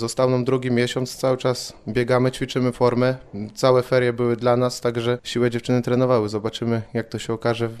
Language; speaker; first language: Polish; native; Polish